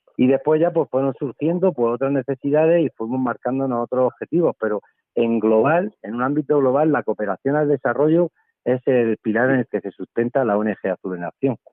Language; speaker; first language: Spanish; native; Spanish